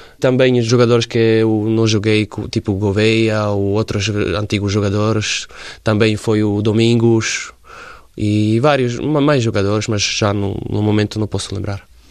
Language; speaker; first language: Portuguese; non-native, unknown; Slovak